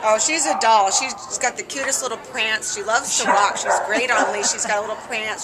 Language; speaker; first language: English; native; English